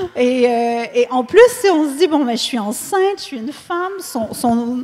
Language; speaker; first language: French; native; French